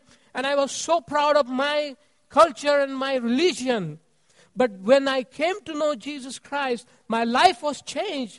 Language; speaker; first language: English; non-native, local second language; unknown